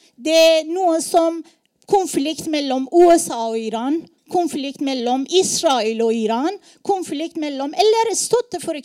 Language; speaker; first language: Norwegian; non-native, learner; Persian